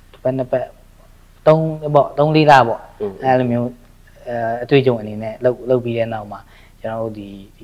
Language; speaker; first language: Burmese; native; Burmese